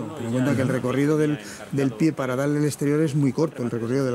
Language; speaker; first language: Spanish; native; Spanish